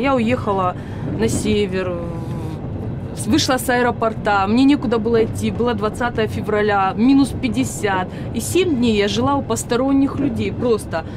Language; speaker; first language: Russian; native; Russian